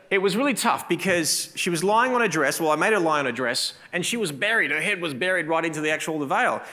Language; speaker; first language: English; native; English